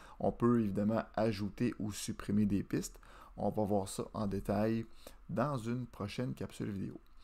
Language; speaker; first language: French; native; French